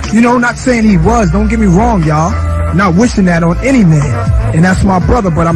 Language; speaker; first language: English; native; English